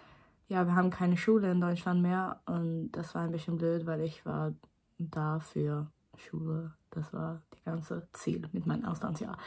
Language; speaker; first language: German; non-native, learner; Swedish